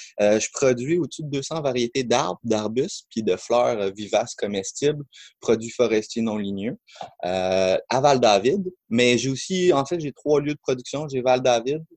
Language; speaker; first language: French; native; French